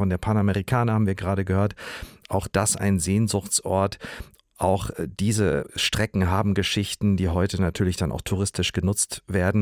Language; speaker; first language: German; native; German